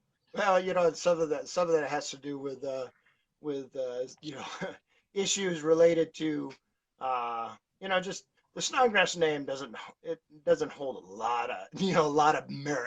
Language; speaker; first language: English; native; English